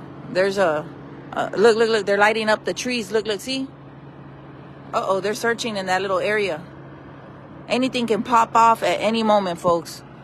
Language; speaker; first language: English; early bilingual, other home language; Spanish